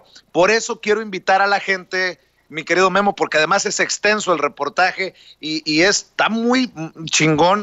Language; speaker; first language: Spanish; native; Spanish